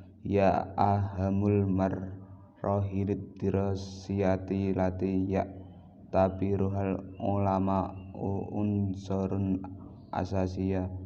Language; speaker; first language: Arabic; non-native, learner; Indonesian